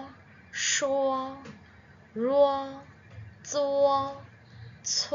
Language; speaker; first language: Chinese; non-native, fluent; Burmese